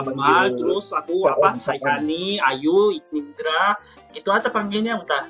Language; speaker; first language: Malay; non-native, fluent; Korean